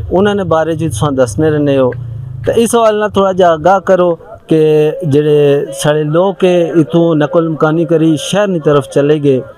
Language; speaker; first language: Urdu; non-native, local second language; Pahari-Potwari